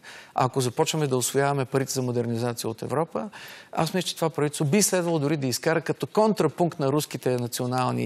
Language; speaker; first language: Bulgarian; native; Bulgarian